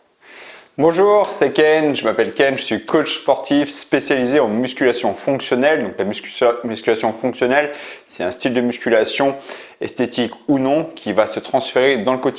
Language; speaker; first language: French; native; French